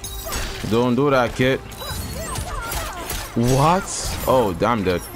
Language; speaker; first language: English; native; English